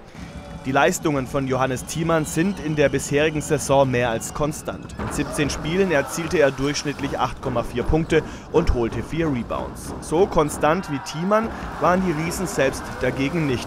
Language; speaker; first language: German; native; German